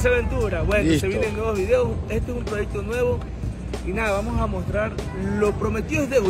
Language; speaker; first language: Spanish; native; Spanish